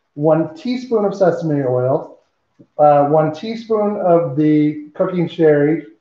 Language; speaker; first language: English; native; English